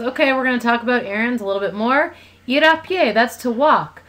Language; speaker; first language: English; native; English